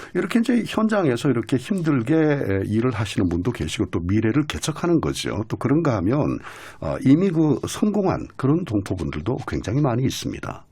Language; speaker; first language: Korean; native; Korean